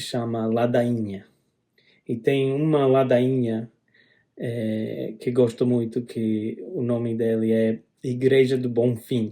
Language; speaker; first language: Portuguese; non-native, fluent; English